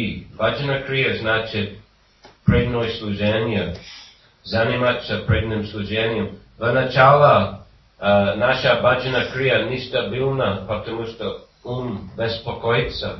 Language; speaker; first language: Russian; non-native, fluent; English